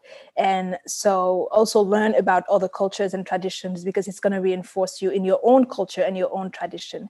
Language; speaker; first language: English; non-native, fluent; Wolof